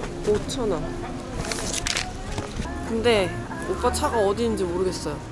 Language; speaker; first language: Korean; native; Korean